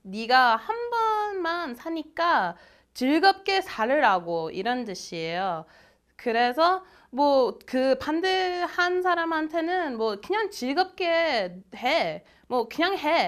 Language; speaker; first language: Korean; non-native, fluent; English